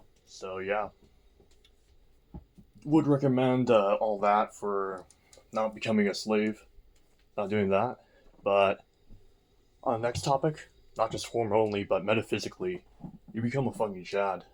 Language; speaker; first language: English; native; English